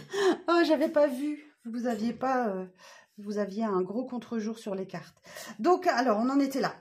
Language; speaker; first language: French; native; French